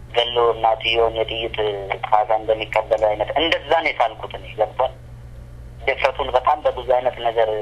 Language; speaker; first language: Amharic; non-native, local second language; Oromo